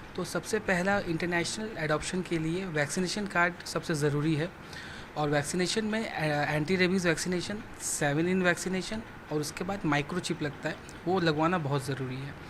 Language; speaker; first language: Hindi; native; Hindi